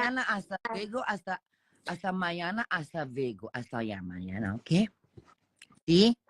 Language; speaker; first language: Spanish; non-native, learner; Indonesian